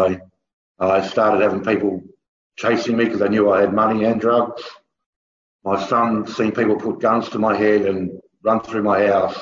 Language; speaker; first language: English; native; English